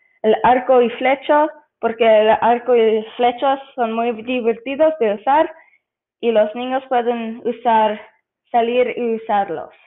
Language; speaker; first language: Spanish; non-native, learner; English